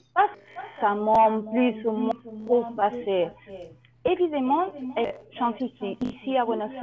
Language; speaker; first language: French; non-native, learner; Spanish